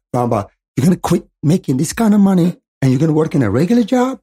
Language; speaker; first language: English; non-native, fluent; Somali